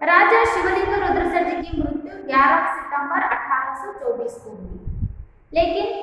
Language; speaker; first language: Hindi; non-native, local second language; Kannada